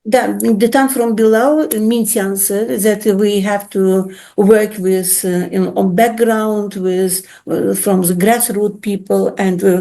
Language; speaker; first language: English; non-native, fluent; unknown